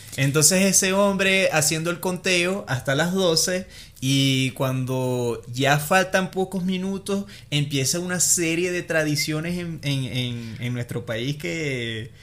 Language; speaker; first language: Spanish; native; Spanish